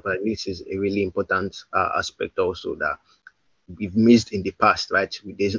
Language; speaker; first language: English; non-native, local second language; Yoruba